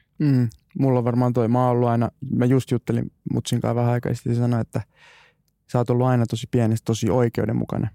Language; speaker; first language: Finnish; native; Finnish